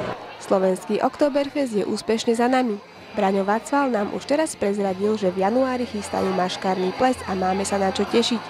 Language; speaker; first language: Slovak; native; Slovak